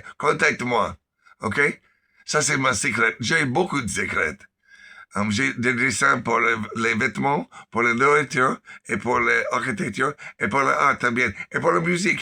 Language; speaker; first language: French; non-native, learner; English